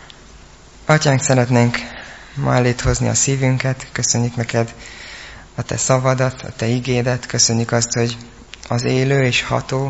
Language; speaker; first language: Hungarian; native; Hungarian